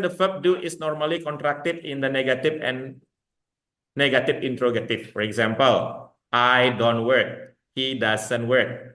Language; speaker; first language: English; non-native, fluent; Indonesian